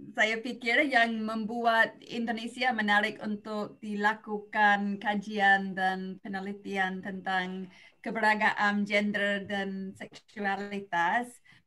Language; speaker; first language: Indonesian; non-native, fluent; English